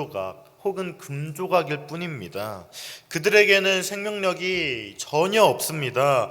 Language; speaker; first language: Korean; native; Korean